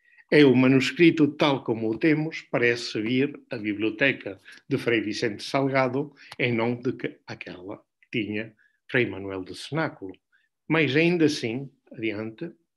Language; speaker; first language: Portuguese; non-native, fluent; Spanish